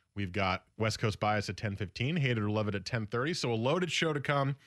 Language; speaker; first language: English; native; English